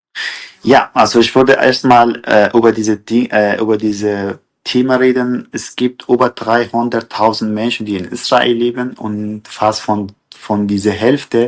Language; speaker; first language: German; non-native, fluent; Kurdish